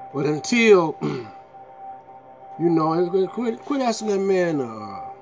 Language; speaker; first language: English; native; English